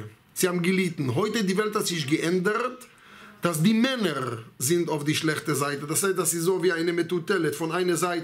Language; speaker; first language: German; non-native, fluent; Hebrew